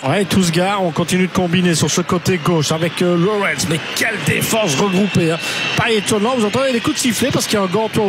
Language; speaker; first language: French; native; French